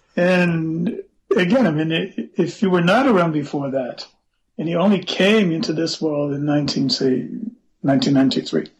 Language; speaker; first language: English; non-native, fluent; Portuguese